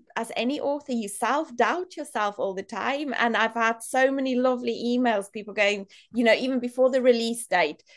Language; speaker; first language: English; non-native, local second language; Afrikaans